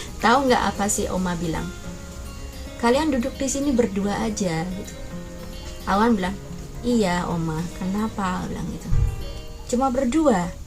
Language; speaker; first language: Indonesian; non-native, local second language; Javanese